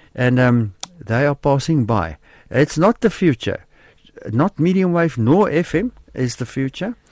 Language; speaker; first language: English; non-native, local second language; Afrikaans